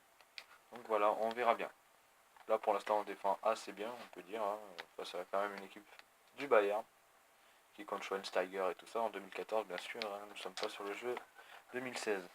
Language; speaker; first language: French; native; French